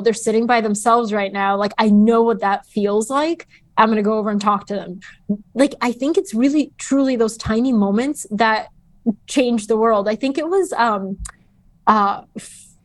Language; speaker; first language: English; early bilingual, other home language; Bulgarian